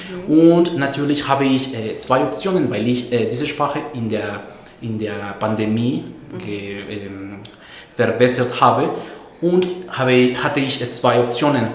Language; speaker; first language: German; non-native, fluent; Spanish